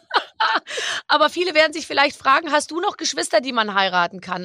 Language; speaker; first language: German; native; German